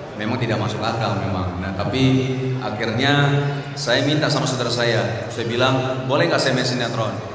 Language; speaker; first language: Indonesian; native; Indonesian